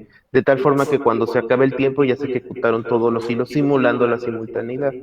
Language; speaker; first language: Spanish; native; Spanish